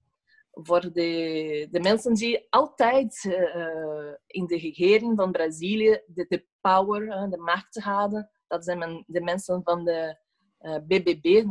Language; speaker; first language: Dutch; non-native, fluent; Portuguese